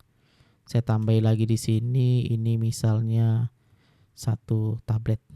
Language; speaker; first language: Indonesian; native; Indonesian